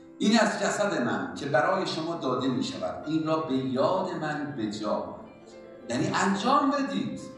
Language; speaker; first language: Persian; native; Persian